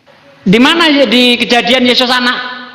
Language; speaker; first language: Indonesian; native; Indonesian